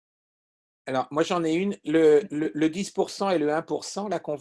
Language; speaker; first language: French; native; French